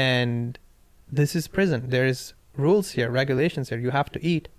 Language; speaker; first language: English; non-native, local second language; Pashto